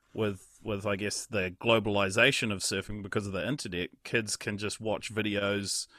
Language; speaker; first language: English; native; English